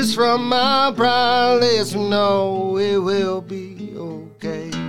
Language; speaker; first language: English; native; English